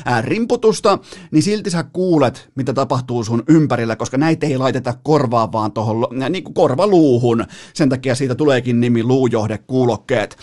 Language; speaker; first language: Finnish; native; Finnish